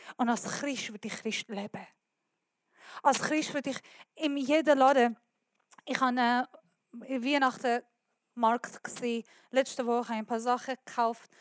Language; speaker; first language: German; non-native, learner; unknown